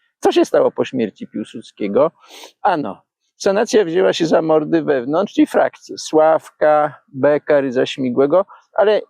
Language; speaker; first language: Polish; native; Polish